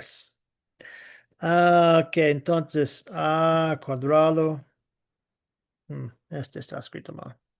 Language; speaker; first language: Spanish; non-native, fluent; English